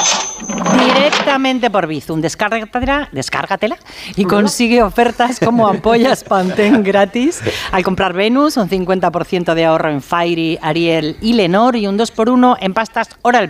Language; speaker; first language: Spanish; native; Spanish